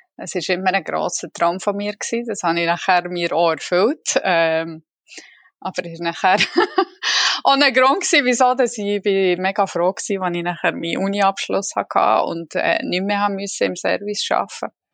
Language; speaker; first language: German; native; German